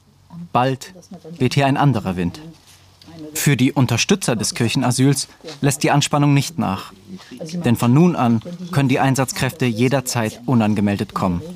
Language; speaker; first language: German; native; German